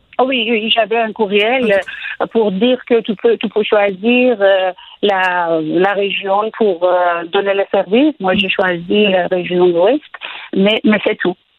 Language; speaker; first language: French; non-native, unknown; Persian